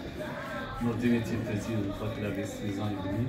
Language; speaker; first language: French; non-native, local second language; Arabic